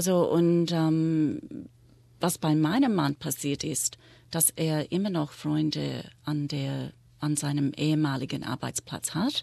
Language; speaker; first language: German; non-native, fluent; English